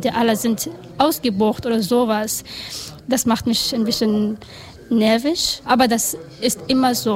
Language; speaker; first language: German; non-native, learner; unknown